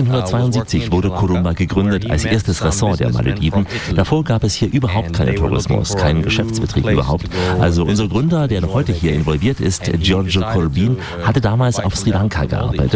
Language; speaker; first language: German; native; German